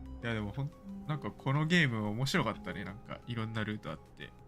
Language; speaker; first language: Japanese; native; Japanese